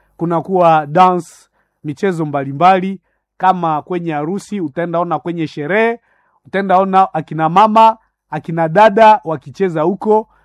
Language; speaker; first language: Swahili; non-native, local second language; Nande